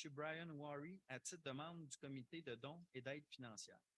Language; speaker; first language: French; native; French